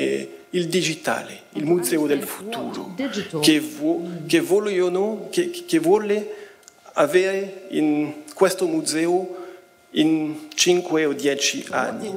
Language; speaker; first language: Italian; non-native, fluent; French